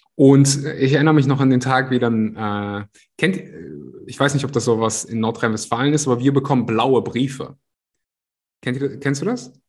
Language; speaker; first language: German; early bilingual, other home language; Russian